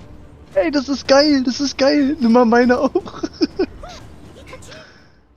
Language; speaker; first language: German; native; German